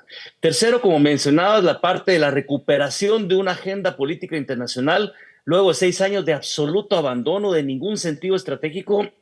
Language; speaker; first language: Spanish; native; Spanish